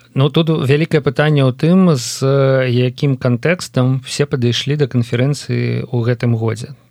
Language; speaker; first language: Belarusian; non-native, local second language; Russian